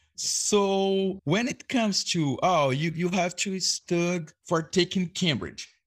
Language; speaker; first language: English; non-native, fluent; Portuguese